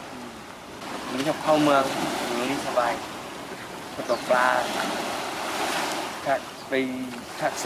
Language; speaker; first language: Thai; non-native, local second language; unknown